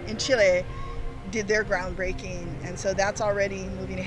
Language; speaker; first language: English; native; English